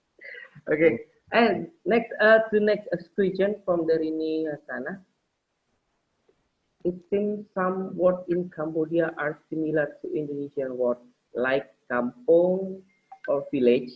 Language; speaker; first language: English; non-native, learner; Indonesian